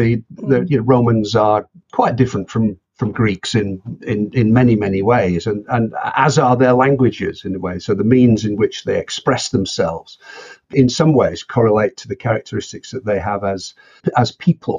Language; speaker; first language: English; native; English